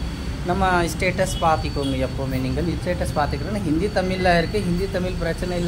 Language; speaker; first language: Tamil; non-native, local second language; Hindi